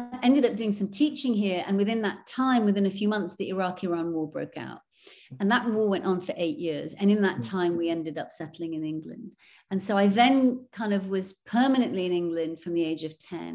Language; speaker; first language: English; native; English